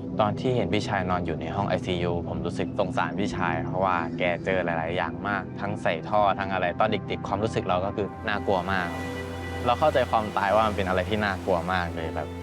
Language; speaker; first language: Thai; native; Thai